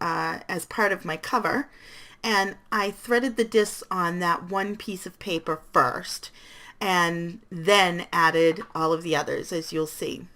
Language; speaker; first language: English; native; English